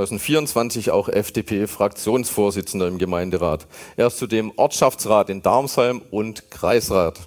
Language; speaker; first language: German; native; German